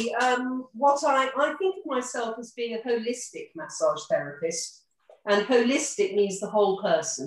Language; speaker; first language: English; native; English